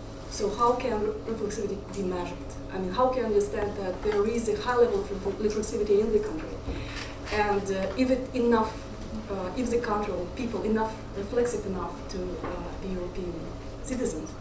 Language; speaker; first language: English; non-native, fluent; Russian